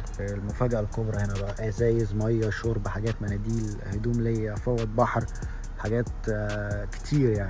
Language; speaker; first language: Arabic; native; Arabic